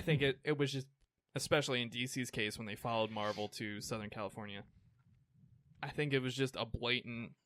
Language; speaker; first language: English; native; English